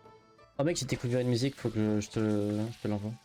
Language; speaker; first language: French; native; French